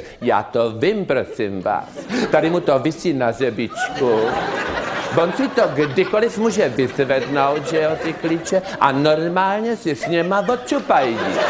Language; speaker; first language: Czech; native; Czech